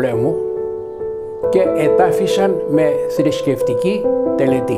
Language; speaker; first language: Greek; native; Greek